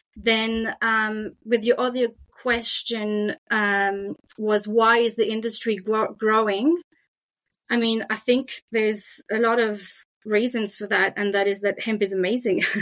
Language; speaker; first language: English; non-native, fluent; French